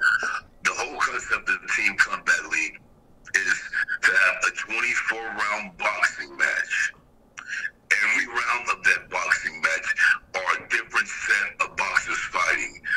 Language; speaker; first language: English; native; English